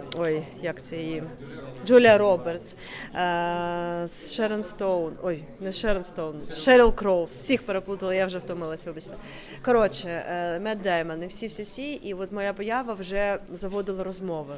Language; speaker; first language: Ukrainian; non-native, local second language; Crimean Tatar